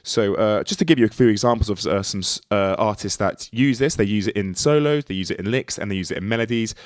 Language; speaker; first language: English; native; English